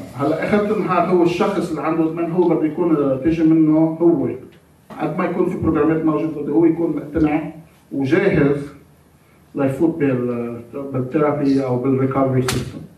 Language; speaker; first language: Arabic; native; Arabic